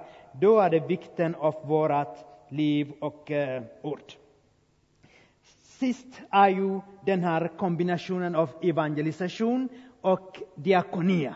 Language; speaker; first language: Swedish; non-native, fluent; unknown